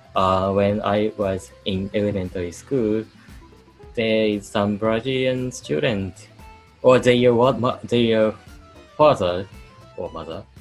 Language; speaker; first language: English; non-native, learner; Japanese